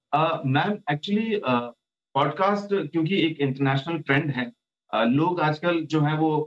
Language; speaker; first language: Hindi; native; Hindi